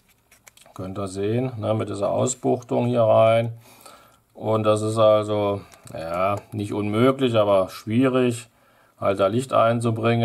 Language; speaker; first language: German; native; German